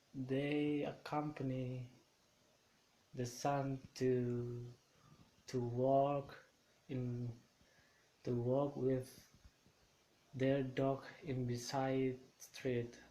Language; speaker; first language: English; non-native, learner; Indonesian